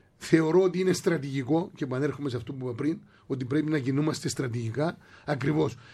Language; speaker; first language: Greek; native; Greek